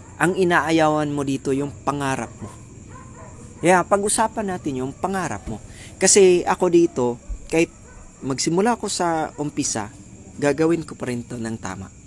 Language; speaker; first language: Filipino; non-native, local second language; Cebuano